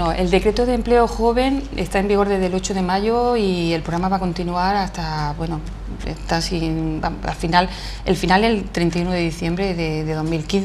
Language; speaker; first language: Spanish; native; Spanish